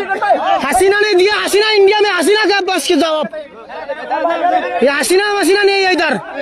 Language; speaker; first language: Hindi; non-native, learner; Bangla